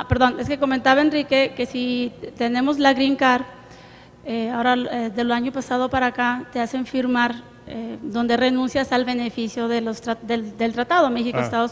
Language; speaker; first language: Spanish; native; Spanish